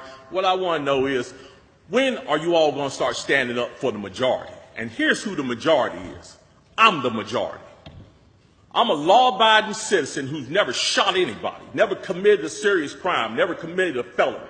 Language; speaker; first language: English; native; English